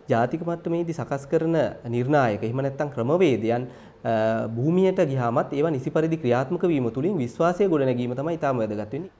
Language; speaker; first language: Sinhala; native; Sinhala